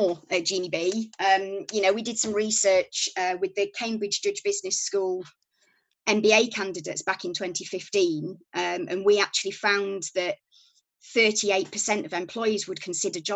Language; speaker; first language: English; native; English